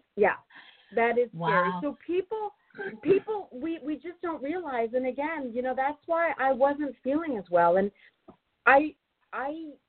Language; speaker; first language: English; non-native, fluent; German